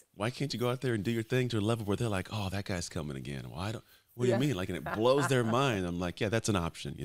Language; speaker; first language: English; native; English